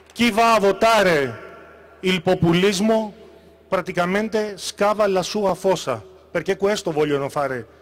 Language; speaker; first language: Italian; non-native, fluent; Greek